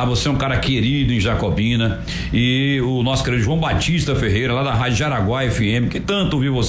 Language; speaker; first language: Portuguese; native; Portuguese